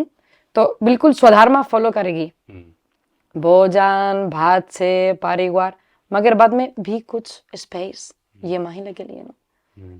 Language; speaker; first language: Hindi; non-native, learner; Spanish